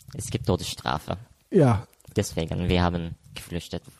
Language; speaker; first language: German; non-native, fluent; Arabic